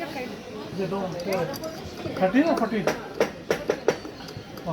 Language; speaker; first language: English; non-native, learner; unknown